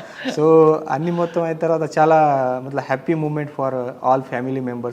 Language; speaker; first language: Telugu; non-native, fluent; Marathi